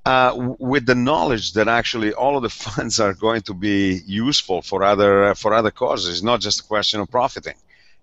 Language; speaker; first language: English; non-native, fluent; Italian